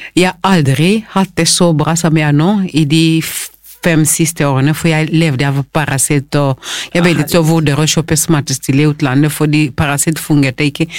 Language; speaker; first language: Norwegian; non-native, fluent; Lingala